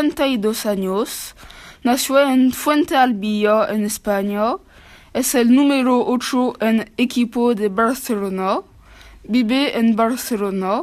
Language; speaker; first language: Spanish; non-native, learner; French